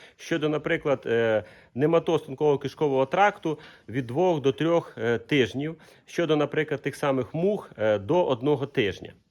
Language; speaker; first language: Ukrainian; non-native, local second language; Russian